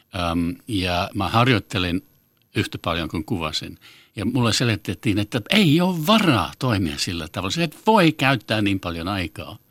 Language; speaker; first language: Finnish; non-native, fluent; English